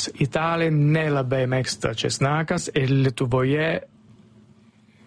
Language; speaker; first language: Lithuanian; non-native, learner; Italian